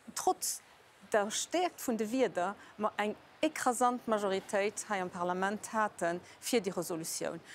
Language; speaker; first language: Luxembourgish; early bilingual, other home language; Portuguese